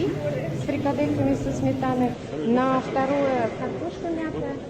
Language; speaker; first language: Russian; native; Russian